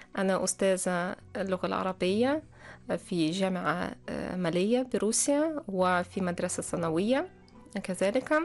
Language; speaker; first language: Arabic; non-native, fluent; Russian